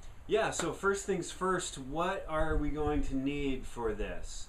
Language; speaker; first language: English; native; English